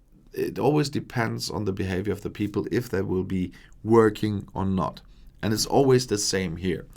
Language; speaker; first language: English; non-native, fluent; German